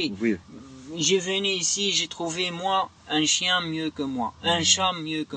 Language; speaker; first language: French; non-native, learner; Arabic